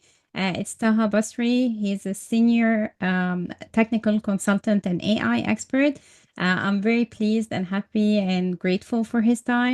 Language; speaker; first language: English; non-native, fluent; Arabic